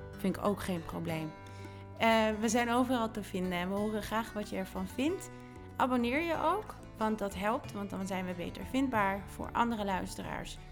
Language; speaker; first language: Dutch; native; Dutch